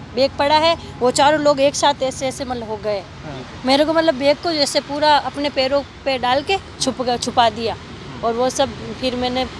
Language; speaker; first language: Hindi; native; Hindi